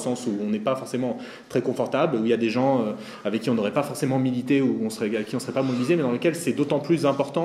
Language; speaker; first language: French; native; French